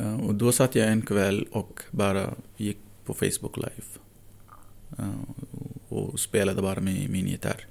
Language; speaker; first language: Swedish; non-native, fluent; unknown